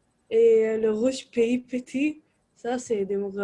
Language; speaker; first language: French; non-native, learner; Arabic